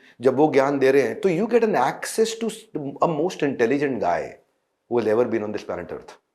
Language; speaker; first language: Hindi; native; Hindi